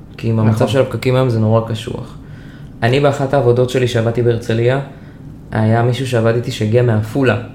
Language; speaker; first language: Hebrew; native; Hebrew